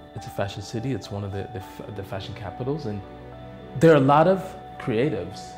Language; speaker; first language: English; native; English